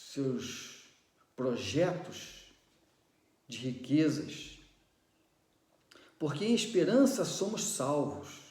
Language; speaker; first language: Portuguese; native; Portuguese